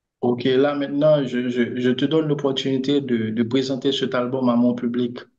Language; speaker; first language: French; non-native, local second language; Haitian Creole